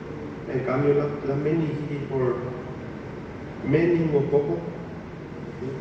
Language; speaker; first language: Spanish; native; Spanish